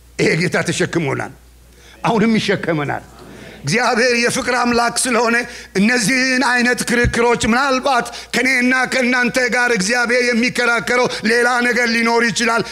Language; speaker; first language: Amharic; non-native, local second language; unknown